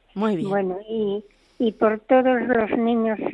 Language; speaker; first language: Spanish; native; Spanish